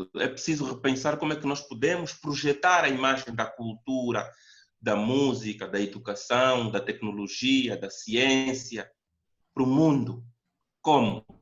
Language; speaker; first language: Portuguese; native; Portuguese